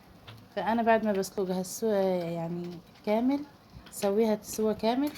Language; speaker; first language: Arabic; native; Arabic